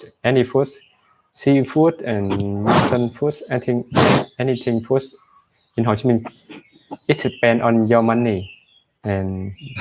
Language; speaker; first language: English; non-native, learner; Vietnamese